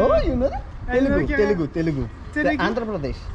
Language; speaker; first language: English; non-native, learner; Telugu